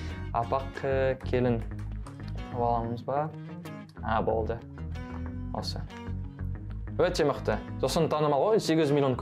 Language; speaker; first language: Kazakh; non-native, learner; French